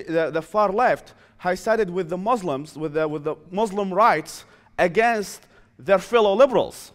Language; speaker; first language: English; non-native, fluent; Arabic